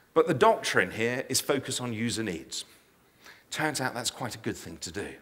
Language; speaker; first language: English; native; English